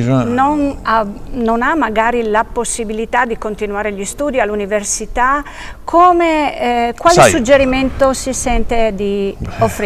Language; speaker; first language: Italian; native; Italian